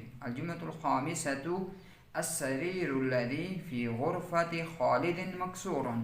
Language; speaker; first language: Arabic; non-native, fluent; Urdu